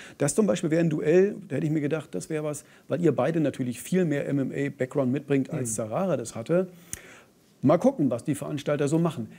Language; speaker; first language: German; native; German